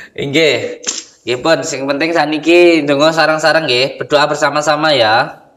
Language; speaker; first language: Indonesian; non-native, local second language; Javanese